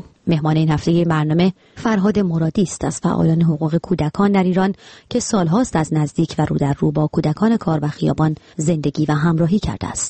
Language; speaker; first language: Persian; native; Persian